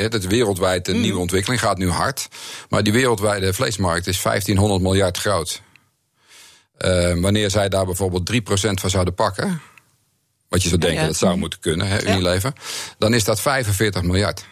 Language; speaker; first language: Dutch; native; Dutch